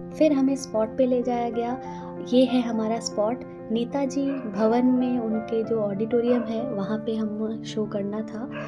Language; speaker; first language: Hindi; non-native, local second language; Bangla